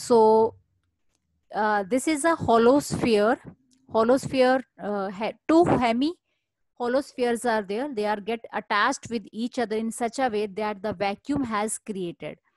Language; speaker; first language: English; non-native, local second language; Hindi